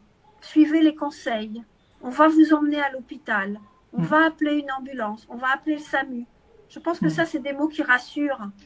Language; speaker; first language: French; native; French